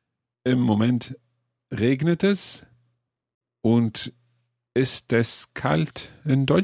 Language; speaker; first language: German; non-native, learner; English